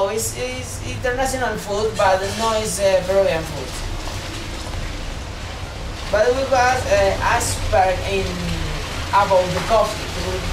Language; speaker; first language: English; non-native, learner; Spanish